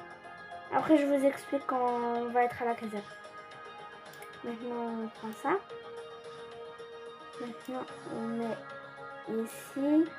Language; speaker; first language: French; early bilingual, other home language; Polish